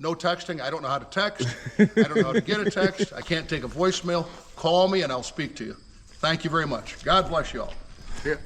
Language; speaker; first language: English; native; English